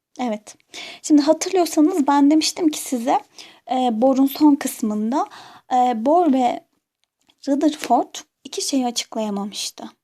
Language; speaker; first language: Turkish; native; Turkish